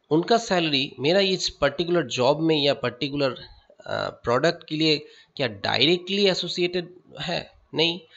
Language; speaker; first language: Hindi; non-native, local second language; Bangla